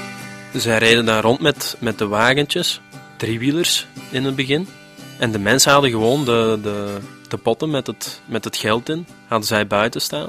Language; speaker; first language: Dutch; native; Dutch